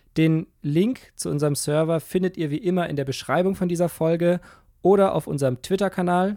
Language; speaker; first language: German; native; German